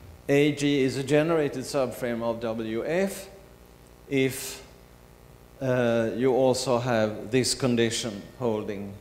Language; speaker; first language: English; non-native, fluent; Swedish